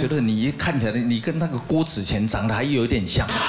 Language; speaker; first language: Chinese; native; Chinese